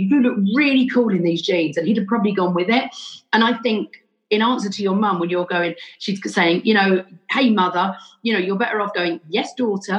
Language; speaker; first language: English; native; English